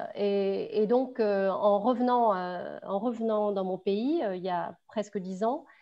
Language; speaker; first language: French; native; French